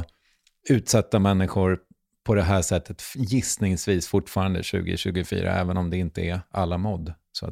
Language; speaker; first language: Swedish; native; Swedish